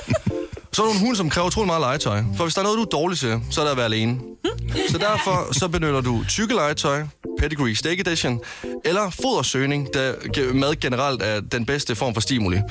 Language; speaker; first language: Danish; native; Danish